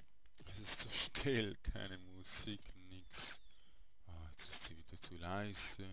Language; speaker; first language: German; native; German